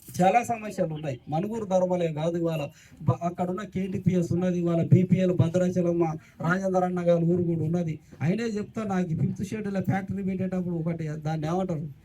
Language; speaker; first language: Telugu; non-native, local second language; Koya